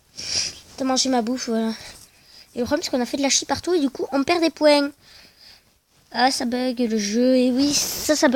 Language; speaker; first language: French; native; French